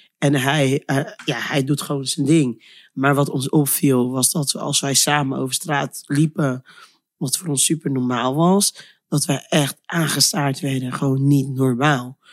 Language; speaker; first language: Dutch; early bilingual, other home language; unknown